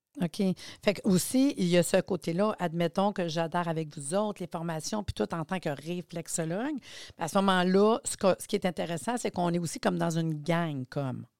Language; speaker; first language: French; native; French